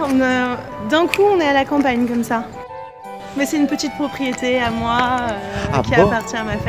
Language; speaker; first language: French; native; French